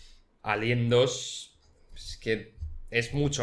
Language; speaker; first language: Spanish; native; Spanish